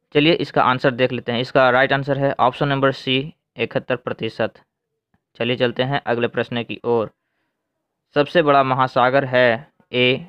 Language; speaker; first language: Hindi; native; Hindi